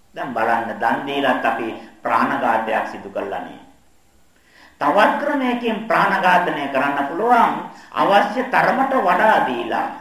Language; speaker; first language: Sinhala; native; Sinhala